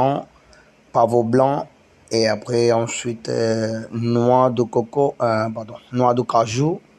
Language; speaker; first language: French; non-native, learner; Tamil